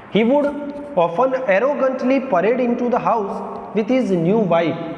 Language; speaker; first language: English; non-native, local second language; Gujarati